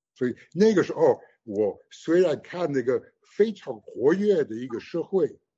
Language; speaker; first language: Chinese; non-native, fluent; French